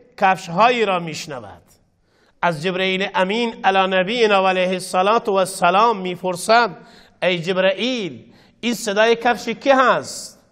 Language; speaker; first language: Persian; non-native, local second language; Baluchi